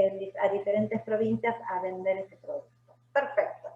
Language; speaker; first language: Spanish; native; Spanish